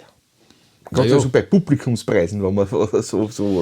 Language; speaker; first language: German; native; German